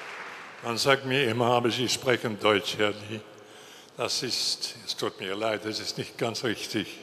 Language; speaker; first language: German; non-native, learner; English